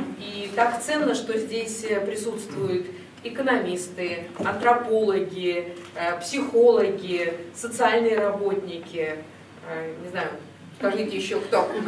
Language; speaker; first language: Russian; native; Russian